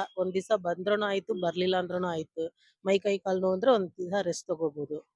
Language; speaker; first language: Kannada; non-native, local second language; Tamil